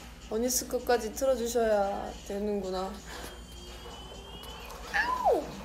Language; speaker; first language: Korean; early bilingual, heritage; Korean